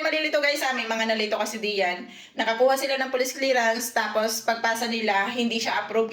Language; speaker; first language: Filipino; native; Filipino